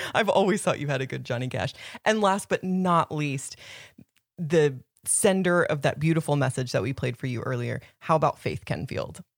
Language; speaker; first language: English; native; English